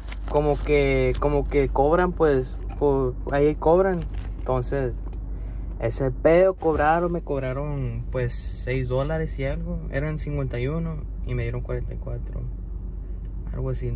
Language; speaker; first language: Spanish; early bilingual, heritage; Spanish